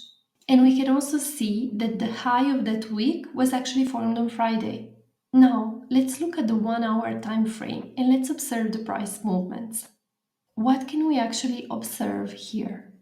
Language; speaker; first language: English; non-native, fluent; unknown